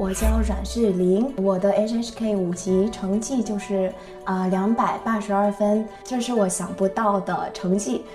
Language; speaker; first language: Chinese; non-native, fluent; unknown